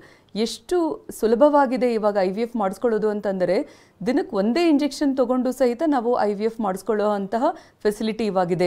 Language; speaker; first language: Kannada; native; Kannada